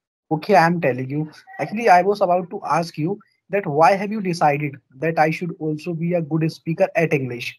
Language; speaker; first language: English; non-native, learner; Hindi